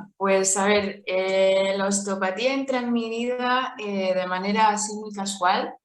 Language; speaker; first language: Spanish; early bilingual, heritage; Spanish